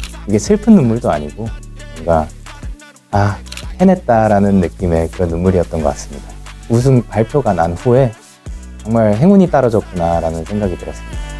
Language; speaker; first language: Korean; native; Korean